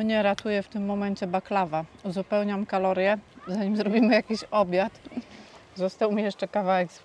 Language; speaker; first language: Polish; native; Polish